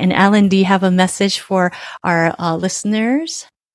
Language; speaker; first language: English; non-native, fluent; Japanese